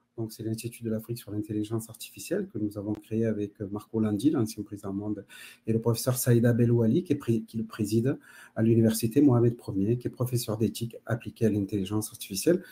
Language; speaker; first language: French; native; French